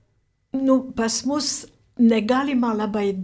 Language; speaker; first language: Lithuanian; non-native, fluent; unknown